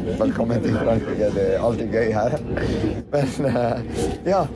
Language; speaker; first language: Norwegian; non-native, fluent; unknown